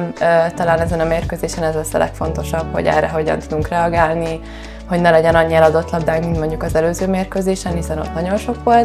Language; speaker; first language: Hungarian; native; Hungarian